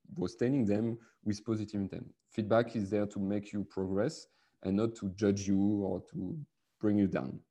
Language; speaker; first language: English; non-native, fluent; French